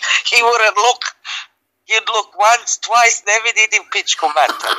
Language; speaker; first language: English; early bilingual, other home language; Serbian